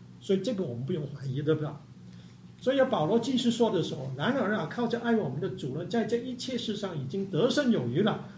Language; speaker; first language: Chinese; non-native, local second language; Cantonese